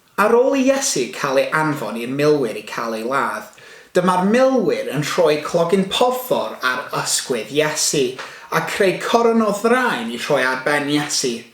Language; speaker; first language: Welsh; non-native, local second language; English